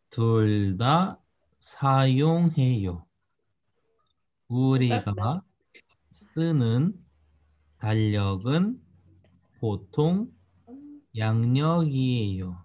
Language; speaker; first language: Korean; non-native, fluent; Russian